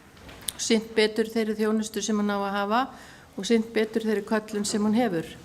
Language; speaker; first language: Icelandic; native; Icelandic